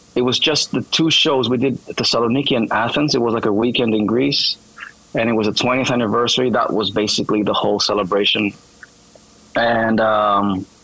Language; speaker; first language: English; non-native, fluent; Greek